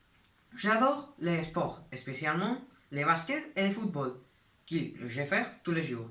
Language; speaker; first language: French; non-native, learner; Spanish